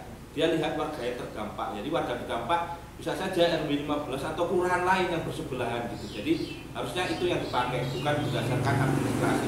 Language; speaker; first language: Indonesian; native; Indonesian